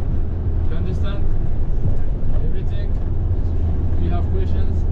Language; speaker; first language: English; non-native, learner; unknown